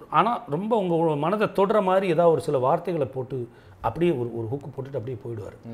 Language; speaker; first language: Tamil; non-native, local second language; Malayalam